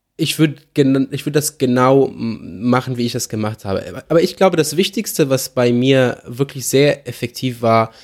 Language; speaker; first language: German; non-native, fluent; Arabic